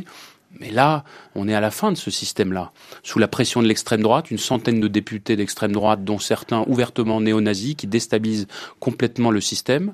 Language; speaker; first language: French; native; French